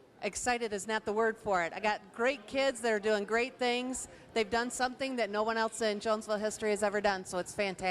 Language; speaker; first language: English; native; English